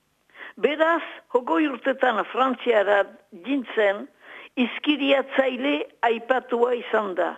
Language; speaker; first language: Basque; native; Basque